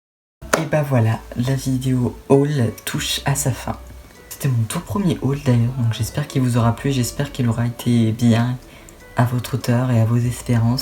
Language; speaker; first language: French; native; French